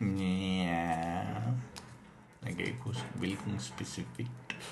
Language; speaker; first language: Danish; non-native, local second language; Kalaallisut